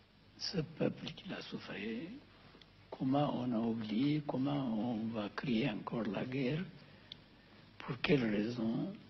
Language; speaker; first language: French; non-native, fluent; Amharic